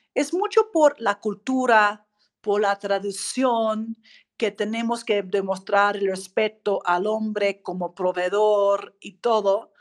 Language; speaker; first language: Spanish; non-native, fluent; English